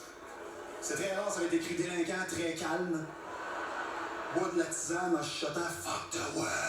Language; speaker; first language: French; native; French